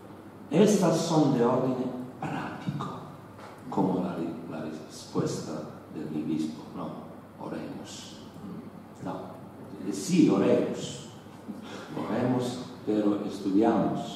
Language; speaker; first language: Spanish; non-native, learner; Italian